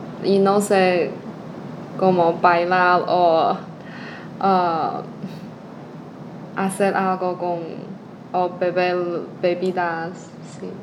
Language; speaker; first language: Spanish; non-native, learner; Chinese